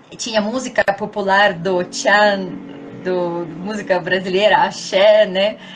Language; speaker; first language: Portuguese; non-native, fluent; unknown